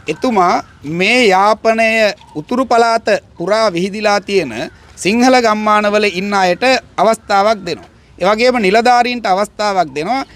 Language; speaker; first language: Sinhala; native; Sinhala